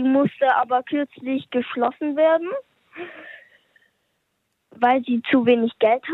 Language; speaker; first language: German; early bilingual, heritage; German